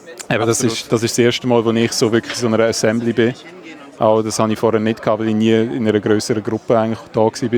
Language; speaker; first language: German; native; German